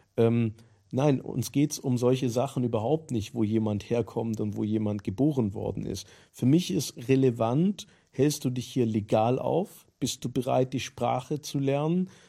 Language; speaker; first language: German; native; German